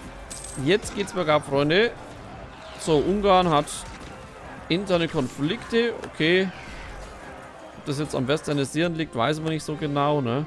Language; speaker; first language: German; native; German